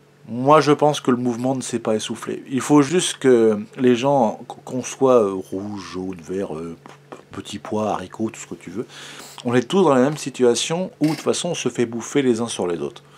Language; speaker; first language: French; native; French